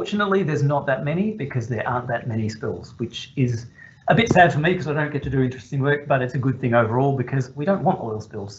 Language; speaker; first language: English; native; English